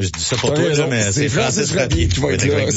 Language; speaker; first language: French; native; French